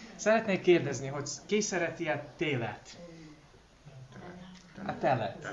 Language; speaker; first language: Hungarian; non-native, learner; Russian